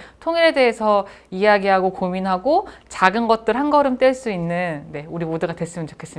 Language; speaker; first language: Korean; native; Korean